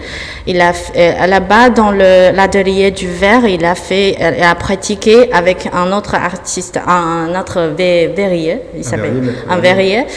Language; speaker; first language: French; non-native, fluent; Chinese